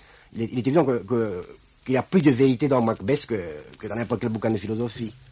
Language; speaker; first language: French; non-native, fluent; Romanian